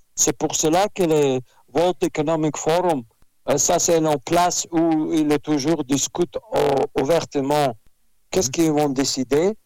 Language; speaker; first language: French; non-native, fluent; Russian